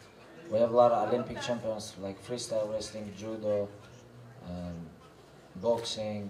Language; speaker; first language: English; non-native, learner; Russian